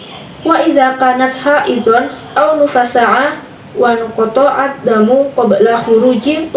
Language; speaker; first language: Arabic; non-native, learner; Indonesian